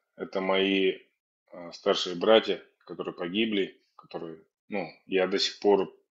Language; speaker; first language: Russian; native; Russian